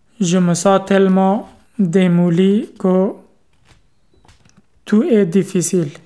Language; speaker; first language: French; non-native, learner; Persian